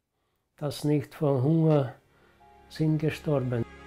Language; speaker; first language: German; early bilingual, heritage; German